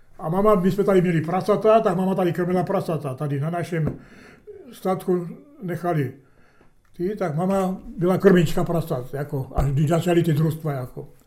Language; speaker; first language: Czech; early bilingual, heritage; Czech